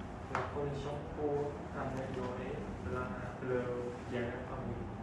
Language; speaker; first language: French; non-native, learner; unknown